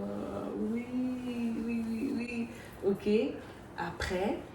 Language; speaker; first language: French; native; French